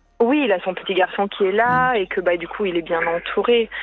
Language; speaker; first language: French; native; French